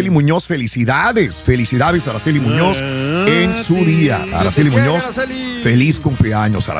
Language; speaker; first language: Spanish; native; Spanish